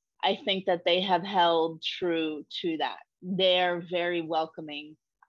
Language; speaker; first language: English; native; English